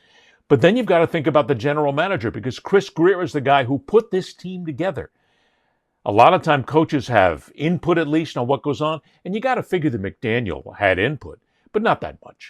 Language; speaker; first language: English; native; English